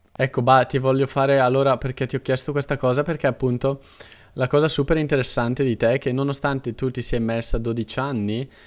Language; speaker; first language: Italian; native; Italian